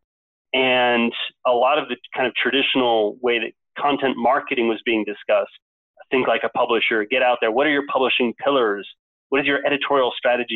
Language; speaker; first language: English; native; English